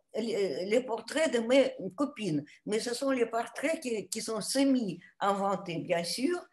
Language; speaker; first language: French; non-native, fluent; Russian